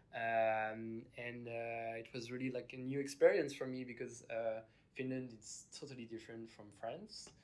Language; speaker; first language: English; non-native, fluent; French